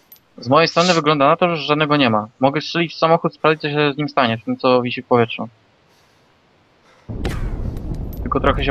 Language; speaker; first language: Polish; native; Polish